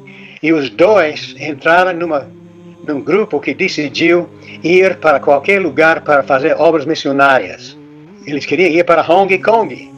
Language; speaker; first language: Portuguese; non-native, fluent; English